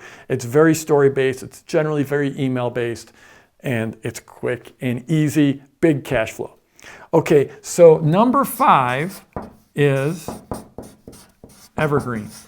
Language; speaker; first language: English; native; English